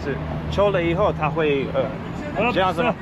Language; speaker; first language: Chinese; non-native, learner; English